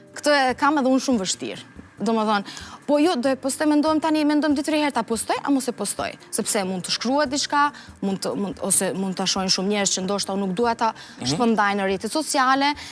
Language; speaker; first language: Albanian; early bilingual, heritage; Albanian